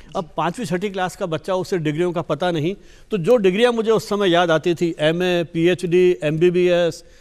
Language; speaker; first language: Hindi; native; Hindi